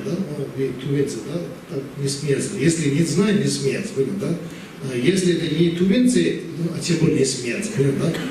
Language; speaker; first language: Russian; non-native, learner; Tibetan